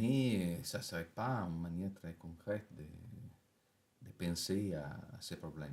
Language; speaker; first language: French; non-native, fluent; Italian